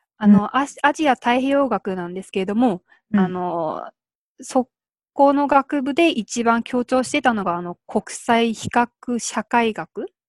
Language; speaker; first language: Japanese; early bilingual, other home language; Korean